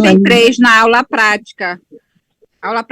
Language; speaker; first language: Portuguese; native; Portuguese